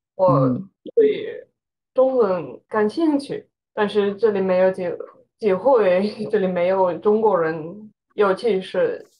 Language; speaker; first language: Chinese; non-native, learner; German